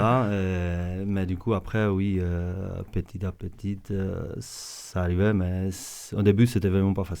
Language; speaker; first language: French; non-native, fluent; Czech